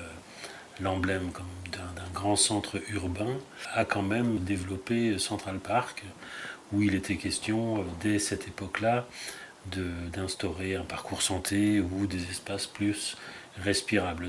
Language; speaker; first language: French; native; French